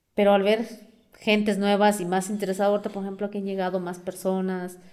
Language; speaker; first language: Spanish; non-native, local second language; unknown